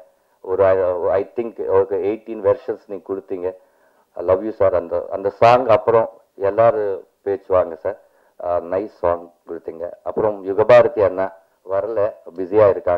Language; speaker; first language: Tamil; non-native, learner; Telugu